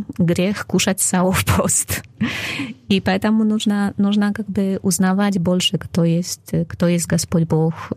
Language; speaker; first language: Russian; non-native, fluent; Polish